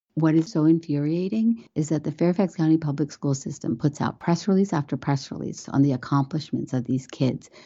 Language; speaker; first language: English; early bilingual, other home language; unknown